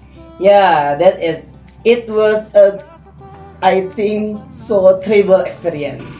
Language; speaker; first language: English; non-native, learner; Indonesian